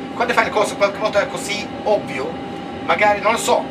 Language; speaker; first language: Italian; non-native, learner; Swedish